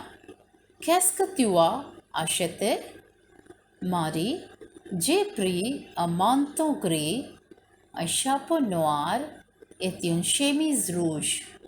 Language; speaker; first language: French; non-native, fluent; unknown